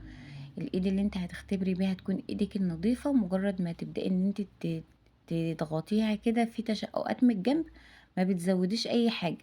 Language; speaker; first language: Arabic; native; Arabic